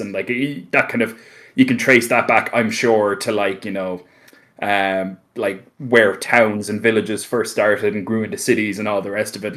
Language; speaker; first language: English; native; English